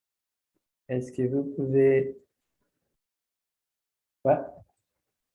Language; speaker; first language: French; non-native, fluent; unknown